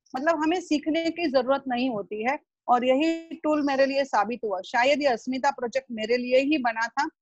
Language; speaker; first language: Hindi; non-native, local second language; Gujarati